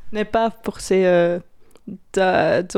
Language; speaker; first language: French; non-native, learner; Dutch